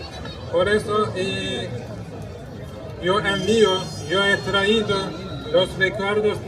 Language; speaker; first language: Spanish; non-native, learner; Turkish